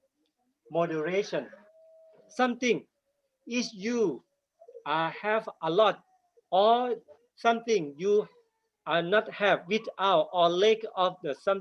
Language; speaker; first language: English; non-native, learner; Thai